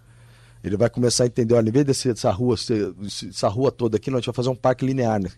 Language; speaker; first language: Portuguese; native; Portuguese